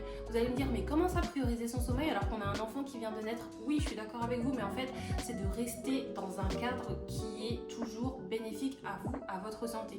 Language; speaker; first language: French; native; French